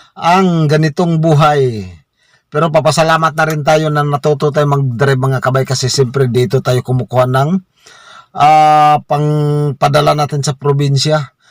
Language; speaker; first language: Filipino; non-native, local second language; Cebuano